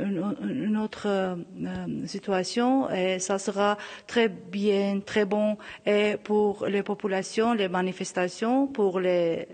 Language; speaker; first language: French; non-native, local second language; Armenian